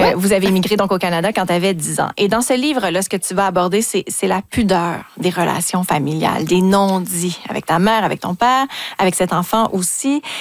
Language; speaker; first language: French; native; French